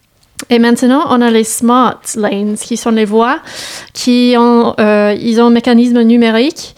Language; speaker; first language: French; non-native, learner; English